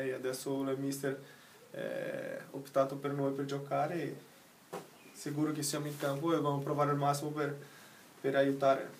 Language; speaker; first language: Italian; non-native, learner; Portuguese